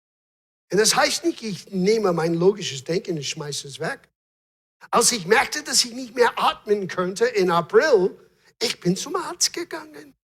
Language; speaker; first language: German; non-native, fluent; English